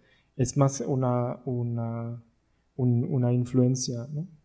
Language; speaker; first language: Spanish; non-native, learner; German